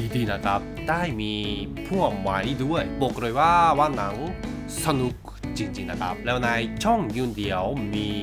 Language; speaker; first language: Thai; non-native, learner; Japanese